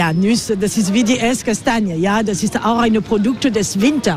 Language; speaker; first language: German; non-native, learner; French